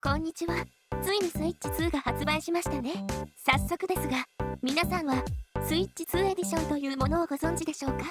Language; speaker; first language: Japanese; native; Japanese